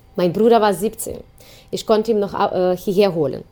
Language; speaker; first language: German; non-native, fluent; Ukrainian